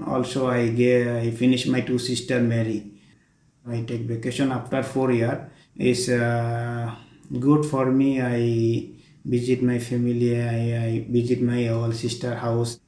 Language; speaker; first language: English; non-native, learner; Bangla